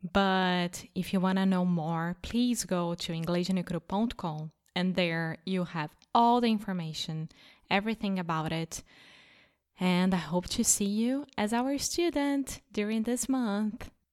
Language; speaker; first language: English; non-native, fluent; Portuguese